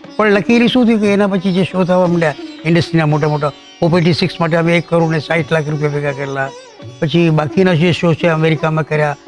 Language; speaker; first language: Gujarati; non-native, local second language; Kachhi